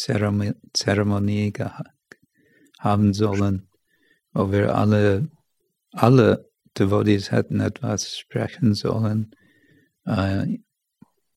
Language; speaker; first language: German; non-native, fluent; English